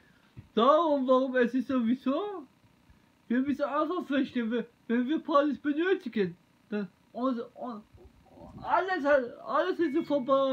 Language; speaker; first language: German; non-native, learner; Turkish